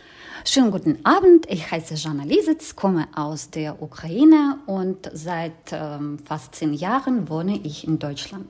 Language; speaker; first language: German; non-native, fluent; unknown